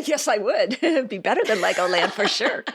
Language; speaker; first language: English; native; English